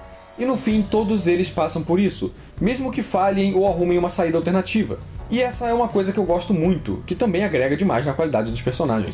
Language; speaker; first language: Portuguese; native; Portuguese